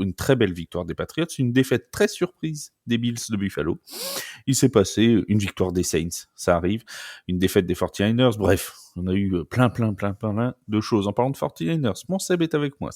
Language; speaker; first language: French; native; French